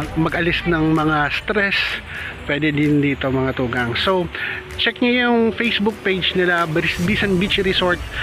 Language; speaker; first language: Filipino; non-native, local second language; Bikol